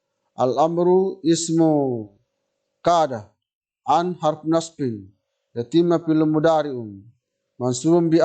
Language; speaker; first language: Arabic; non-native, fluent; Indonesian